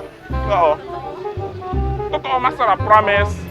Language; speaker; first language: Filipino; non-native, learner; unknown